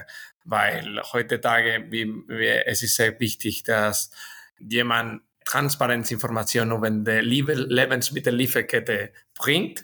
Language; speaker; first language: German; non-native, learner; Spanish